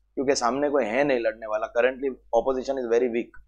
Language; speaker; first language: Hindi; native; Hindi